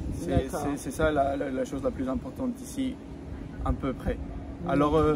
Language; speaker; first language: French; non-native, fluent; Spanish